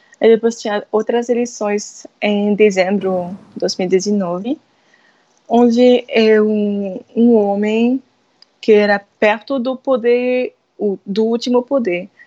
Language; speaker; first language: Portuguese; non-native, fluent; French